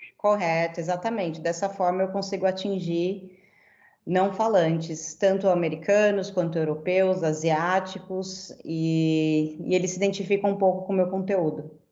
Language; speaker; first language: Portuguese; native; Portuguese